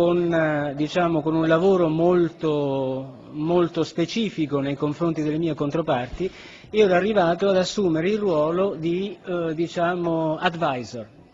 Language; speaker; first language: Italian; native; Italian